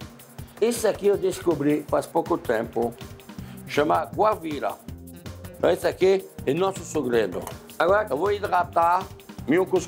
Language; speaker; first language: Portuguese; non-native, fluent; French